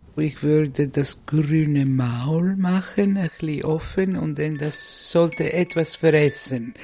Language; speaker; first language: German; non-native, fluent; Italian